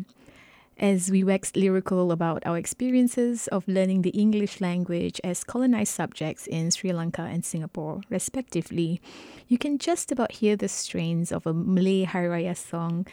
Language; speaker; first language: English; non-native, local second language; Malay